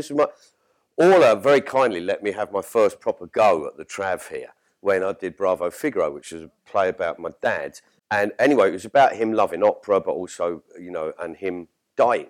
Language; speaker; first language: English; native; English